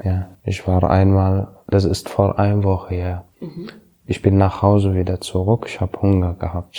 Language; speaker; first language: German; non-native, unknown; Arabic